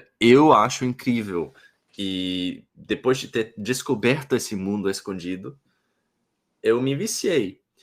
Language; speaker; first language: Portuguese; non-native, fluent; English